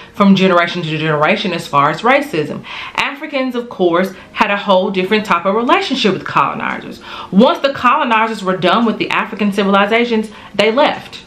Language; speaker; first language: English; native; English